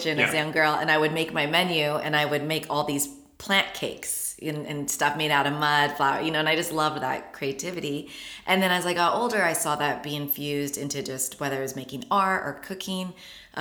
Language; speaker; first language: English; native; English